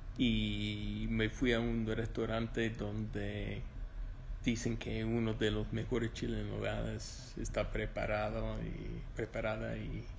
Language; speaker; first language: Spanish; non-native, learner; English